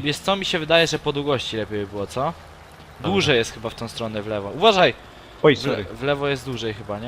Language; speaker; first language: Polish; native; Polish